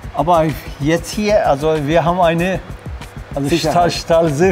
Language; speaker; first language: German; non-native, learner; Turkish